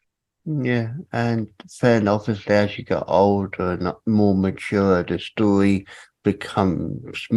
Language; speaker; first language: English; native; English